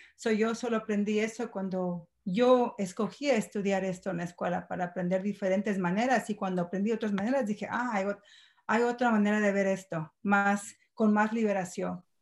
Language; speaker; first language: Spanish; early bilingual, heritage; Spanish